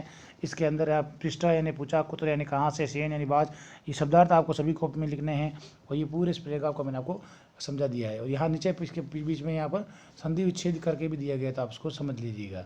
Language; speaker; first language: Hindi; native; Hindi